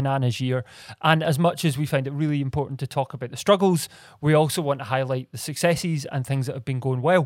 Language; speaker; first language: English; native; English